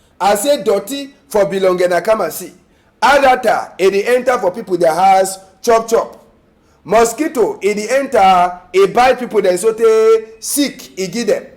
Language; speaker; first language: Nigerian Pidgin; native; Nigerian Pidgin